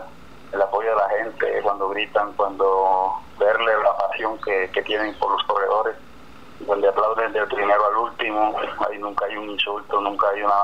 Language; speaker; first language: Spanish; native; Spanish